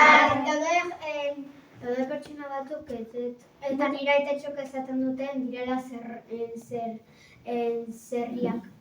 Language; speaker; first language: Basque; non-native, local second language; Spanish